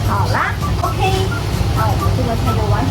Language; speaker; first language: Chinese; native; Chinese